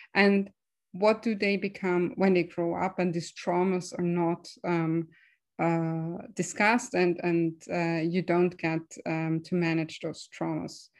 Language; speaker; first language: English; non-native, fluent; German